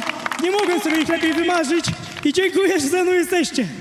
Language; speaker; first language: Polish; native; Polish